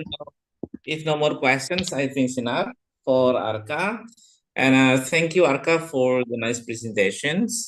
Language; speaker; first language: English; non-native, fluent; Indonesian